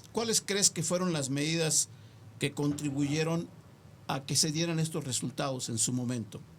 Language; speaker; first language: Spanish; native; Spanish